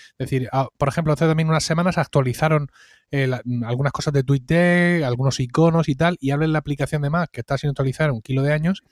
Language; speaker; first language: Spanish; native; Spanish